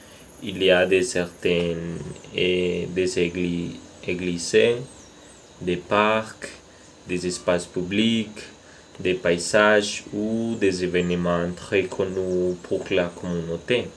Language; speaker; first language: French; non-native, learner; Spanish